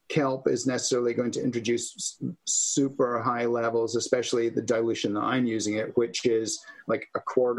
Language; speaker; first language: English; native; English